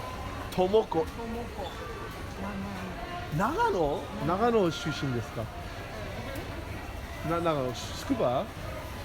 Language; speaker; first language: Japanese; non-native, learner; English